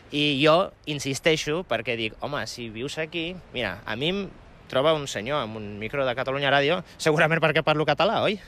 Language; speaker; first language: Catalan; non-native, fluent; Polish